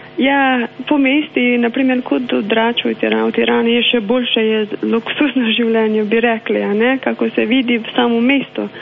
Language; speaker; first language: Slovenian; non-native, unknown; Albanian